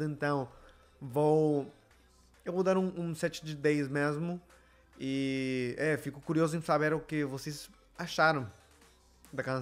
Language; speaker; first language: Portuguese; non-native, fluent; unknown